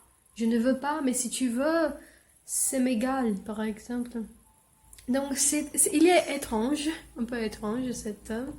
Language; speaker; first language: French; non-native, learner; English